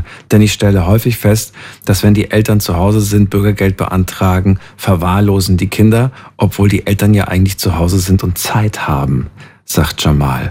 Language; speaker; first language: German; native; German